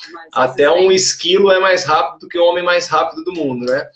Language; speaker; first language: Portuguese; native; Portuguese